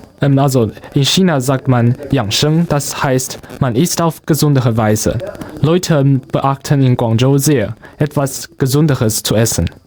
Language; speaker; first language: German; non-native, learner; Chinese